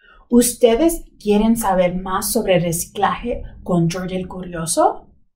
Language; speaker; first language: Spanish; early bilingual, heritage; Spanish